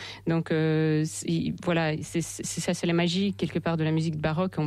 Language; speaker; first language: French; non-native, fluent; Russian